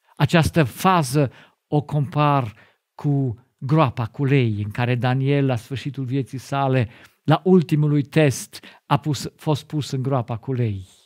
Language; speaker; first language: Romanian; non-native, fluent; German